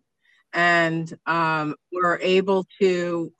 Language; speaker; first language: English; native; English